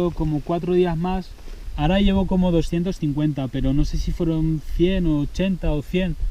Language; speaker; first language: Spanish; native; Spanish